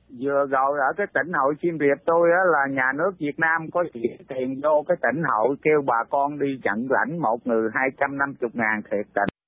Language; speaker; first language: Vietnamese; native; Vietnamese